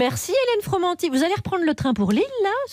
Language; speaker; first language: French; native; French